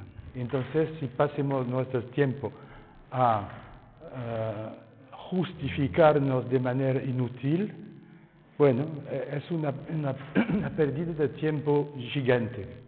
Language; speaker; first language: Spanish; non-native, fluent; French